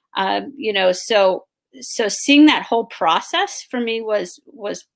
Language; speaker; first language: English; native; English